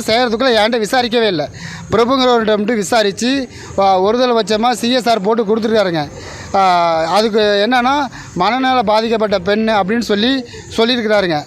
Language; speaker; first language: Tamil; native; Tamil